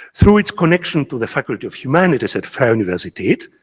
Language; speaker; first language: English; non-native, fluent; Greek